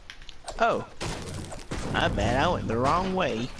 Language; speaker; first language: English; native; English